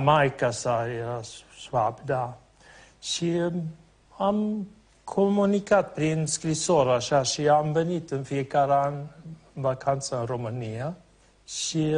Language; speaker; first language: Romanian; non-native, fluent; Swedish